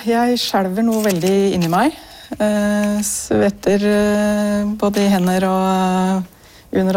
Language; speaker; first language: Norwegian; native; Norwegian